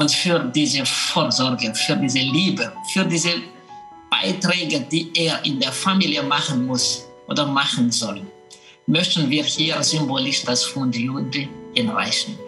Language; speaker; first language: German; non-native, fluent; Malagasy